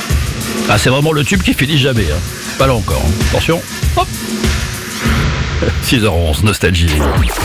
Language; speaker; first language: French; native; French